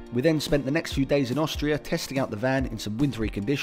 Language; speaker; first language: English; native; English